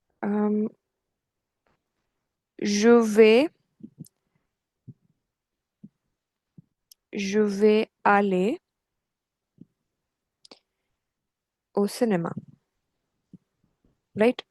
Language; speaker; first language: French; non-native, fluent; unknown